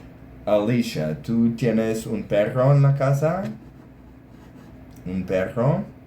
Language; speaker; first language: Spanish; non-native, fluent; English